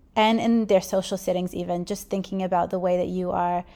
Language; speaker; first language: English; native; English